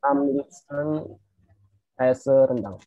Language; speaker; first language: German; non-native, learner; Indonesian